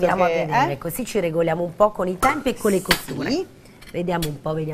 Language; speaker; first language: Italian; native; Italian